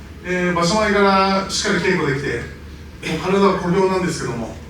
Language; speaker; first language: Japanese; native; Japanese